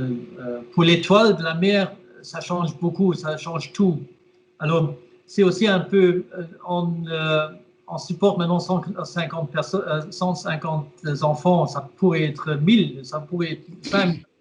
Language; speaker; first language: French; non-native, fluent; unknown